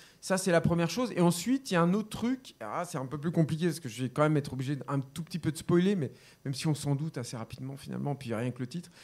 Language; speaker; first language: French; native; French